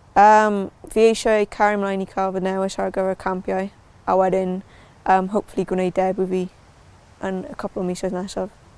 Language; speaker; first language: Welsh; native; Welsh